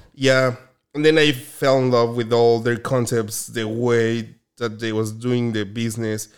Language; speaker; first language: English; non-native, fluent; Spanish